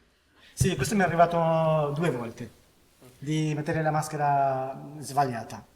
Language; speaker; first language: Italian; non-native, learner; Spanish